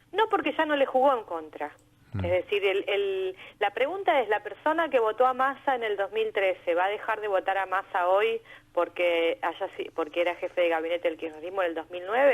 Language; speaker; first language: Spanish; native; Spanish